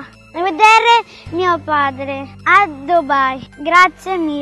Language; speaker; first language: Italian; non-native, learner; Filipino